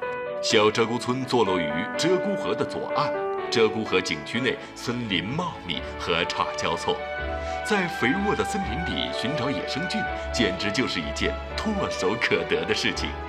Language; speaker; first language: Chinese; native; Chinese